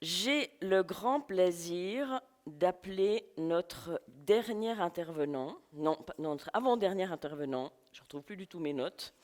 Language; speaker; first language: French; native; French